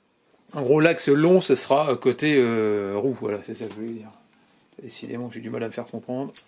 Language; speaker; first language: French; native; French